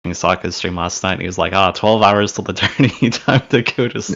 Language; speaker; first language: English; native; English